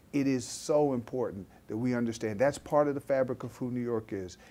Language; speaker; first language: English; native; English